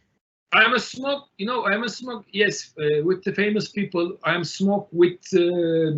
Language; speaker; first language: English; non-native, learner; Turkish